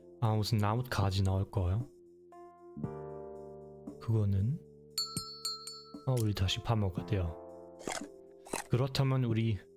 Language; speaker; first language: Korean; non-native, learner; German